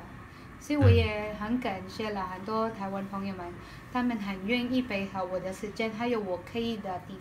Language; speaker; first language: Chinese; non-native, learner; Filipino